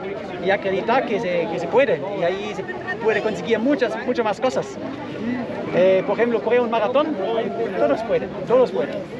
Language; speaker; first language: Spanish; non-native, fluent; German